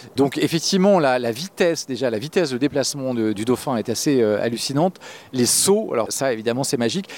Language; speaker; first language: French; native; French